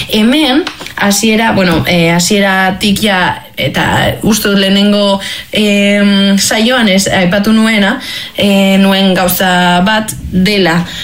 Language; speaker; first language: Basque; non-native, local second language; Spanish